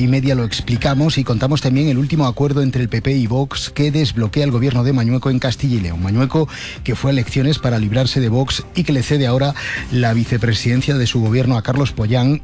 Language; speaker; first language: Spanish; native; Spanish